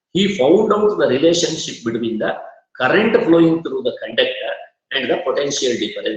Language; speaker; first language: English; non-native, local second language; Kannada